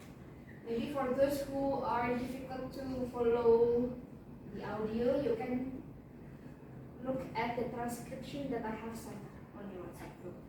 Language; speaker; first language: English; non-native, learner; Indonesian